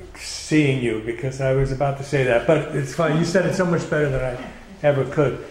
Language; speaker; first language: English; native; English